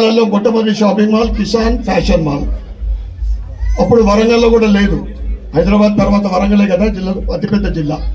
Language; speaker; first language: Telugu; native; Telugu